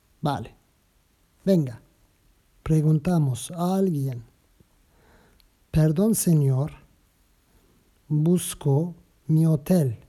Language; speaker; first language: Spanish; non-native, learner; Turkish